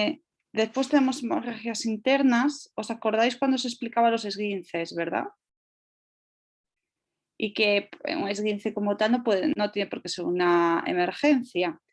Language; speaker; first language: Spanish; native; Spanish